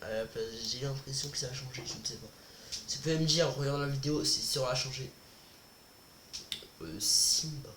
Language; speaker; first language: French; native; French